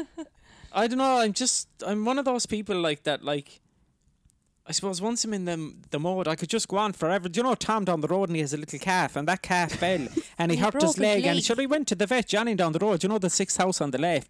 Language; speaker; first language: English; native; English